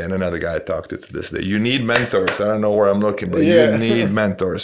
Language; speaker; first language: English; non-native, fluent; Romanian